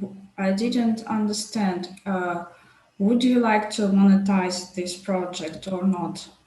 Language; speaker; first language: English; non-native, fluent; Russian